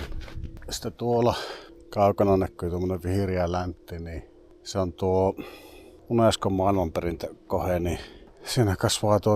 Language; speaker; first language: Finnish; native; Finnish